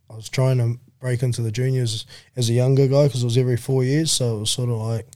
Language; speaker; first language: English; native; English